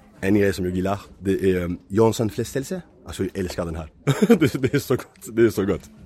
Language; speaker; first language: Swedish; non-native, fluent; French